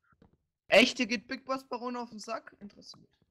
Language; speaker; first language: German; native; German